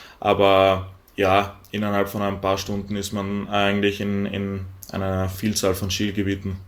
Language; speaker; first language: German; native; German